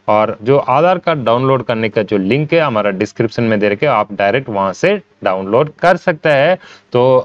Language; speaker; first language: Hindi; non-native, local second language; Tamil